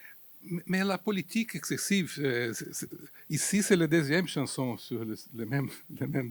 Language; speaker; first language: French; non-native, fluent; Portuguese